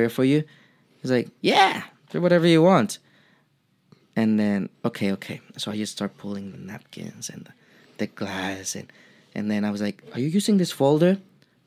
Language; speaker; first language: English; non-native, fluent; Spanish